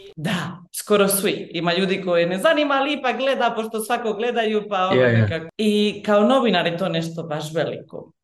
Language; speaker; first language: Croatian; early bilingual, heritage; Bosnian